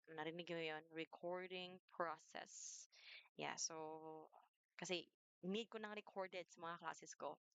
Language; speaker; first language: Filipino; non-native, local second language; Cebuano